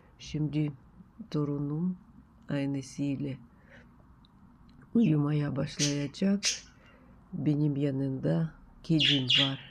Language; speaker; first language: Turkish; non-native, learner; Russian